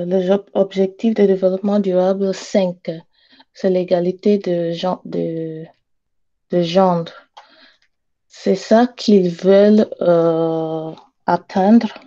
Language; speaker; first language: French; non-native, learner; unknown